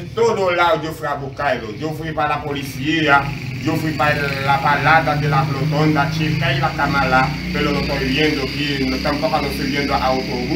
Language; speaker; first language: Spanish; non-native, learner; Haitian Creole